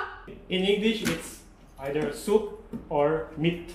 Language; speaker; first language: English; non-native, local second language; Filipino